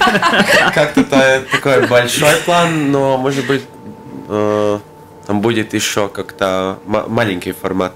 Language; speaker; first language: Russian; non-native, local second language; Latvian